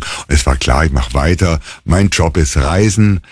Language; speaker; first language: German; native; German